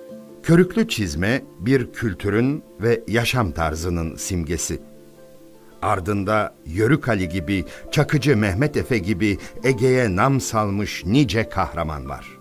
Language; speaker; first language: Turkish; native; Turkish